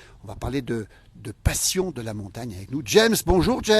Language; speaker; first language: French; native; French